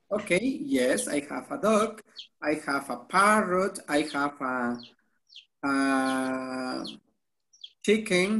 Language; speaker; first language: English; non-native, fluent; Spanish